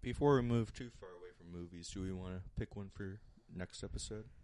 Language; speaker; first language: English; native; English